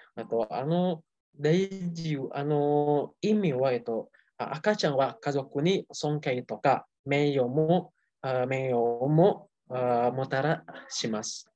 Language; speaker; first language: Japanese; non-native, learner; Indonesian